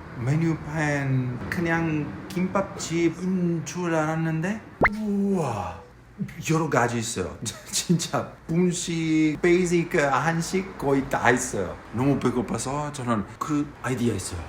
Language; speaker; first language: Korean; non-native, learner; Italian